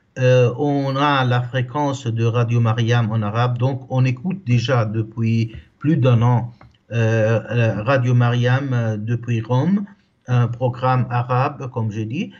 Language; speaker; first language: French; non-native, local second language; Arabic